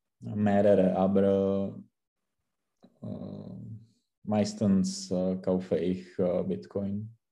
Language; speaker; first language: German; non-native, learner; Czech